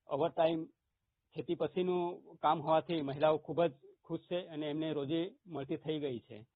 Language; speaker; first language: Gujarati; non-native, local second language; Bhili